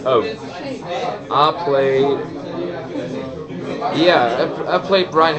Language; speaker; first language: English; non-native, fluent; German